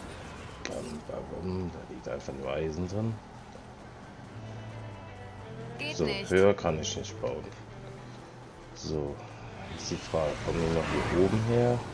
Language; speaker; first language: German; native; German